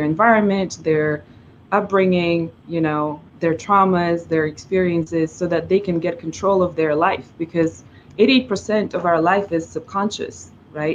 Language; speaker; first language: English; non-native, fluent; Russian